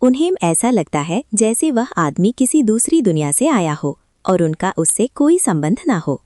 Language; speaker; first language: Hindi; non-native, local second language; Malayalam